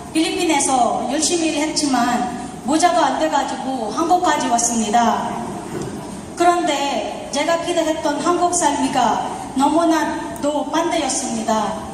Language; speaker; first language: Korean; non-native, learner; Filipino